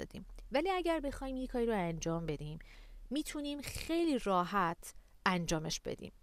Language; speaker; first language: Persian; native; Persian